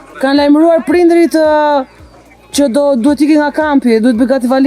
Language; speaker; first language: Albanian; native; Albanian